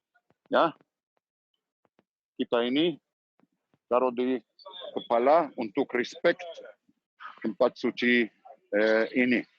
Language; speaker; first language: Indonesian; non-native, learner; Hebrew